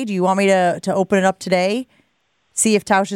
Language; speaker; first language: English; native; English